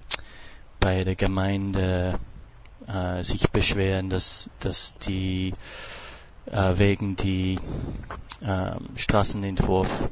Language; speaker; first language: German; non-native, fluent; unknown